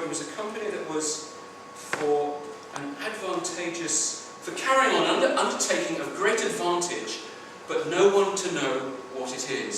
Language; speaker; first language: English; native; English